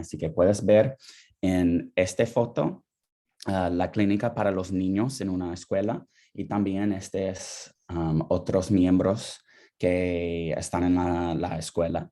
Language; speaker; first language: Spanish; non-native, fluent; English